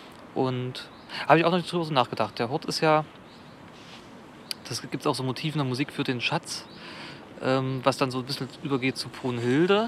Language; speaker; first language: German; native; German